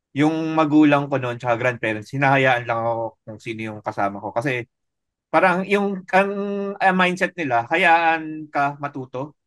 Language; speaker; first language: Filipino; native; Filipino